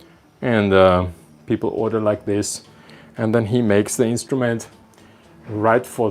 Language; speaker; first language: English; non-native, fluent; German